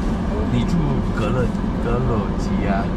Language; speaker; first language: Chinese; non-native, learner; English